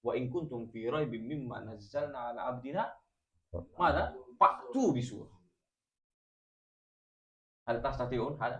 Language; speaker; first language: Arabic; non-native, fluent; Indonesian